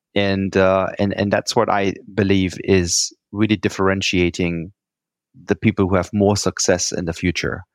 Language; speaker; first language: English; non-native, fluent; German